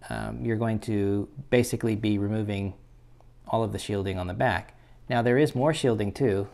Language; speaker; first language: English; native; English